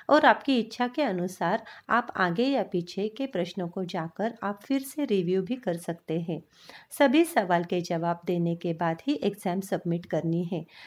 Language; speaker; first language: Hindi; non-native, local second language; Marathi